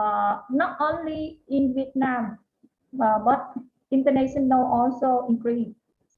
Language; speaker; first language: English; non-native, learner; Vietnamese